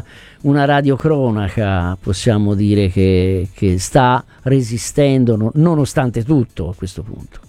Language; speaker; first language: Italian; native; Italian